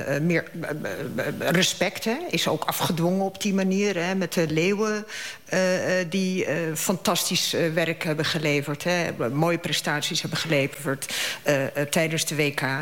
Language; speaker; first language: Dutch; early bilingual, other home language; Arabic